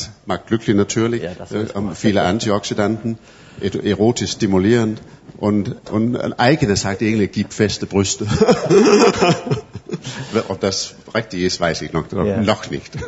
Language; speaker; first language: German; non-native, fluent; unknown